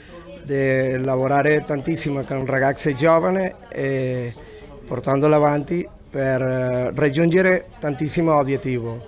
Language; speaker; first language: Italian; non-native, fluent; Spanish